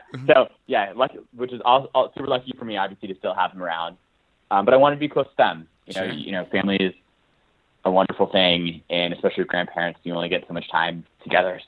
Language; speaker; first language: English; native; English